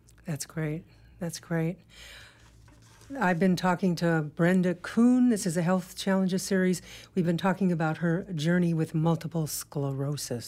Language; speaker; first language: English; native; English